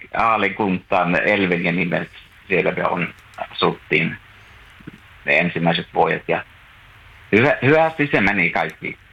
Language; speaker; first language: Finnish; native; Finnish